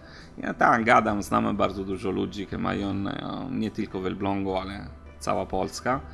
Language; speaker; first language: Polish; non-native, learner; Italian